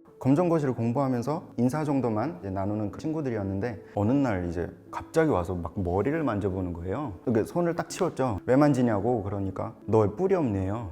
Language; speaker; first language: Korean; native; Korean